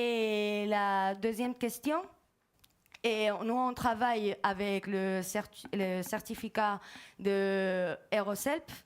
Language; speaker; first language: French; non-native, fluent; Spanish